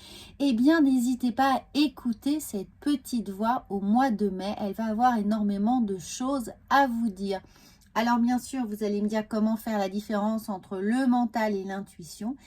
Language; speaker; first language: French; native; French